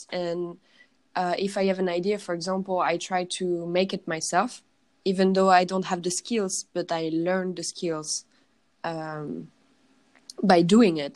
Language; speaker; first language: English; non-native, fluent; French